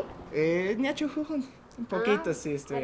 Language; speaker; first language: Spanish; non-native, fluent; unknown